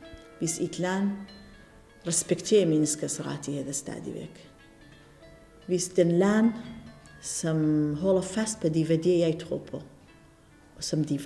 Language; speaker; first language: Danish; non-native, fluent; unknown